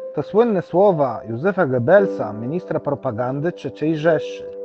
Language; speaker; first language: Polish; non-native, fluent; Arabic